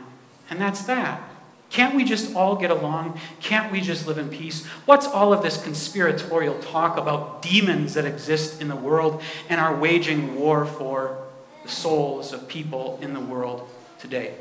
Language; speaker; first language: English; native; English